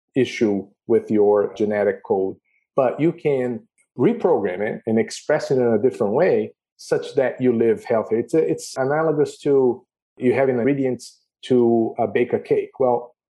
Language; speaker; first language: English; non-native, fluent; Portuguese